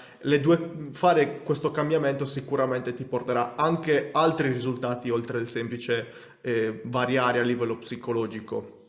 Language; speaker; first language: Italian; native; Italian